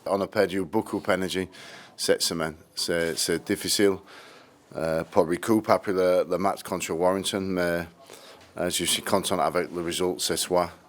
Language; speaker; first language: French; non-native, learner; English